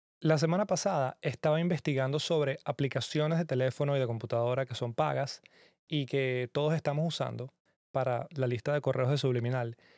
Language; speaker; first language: Spanish; native; Spanish